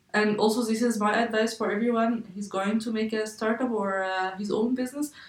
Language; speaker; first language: English; non-native, fluent; Arabic